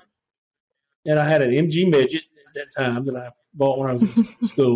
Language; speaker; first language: English; native; English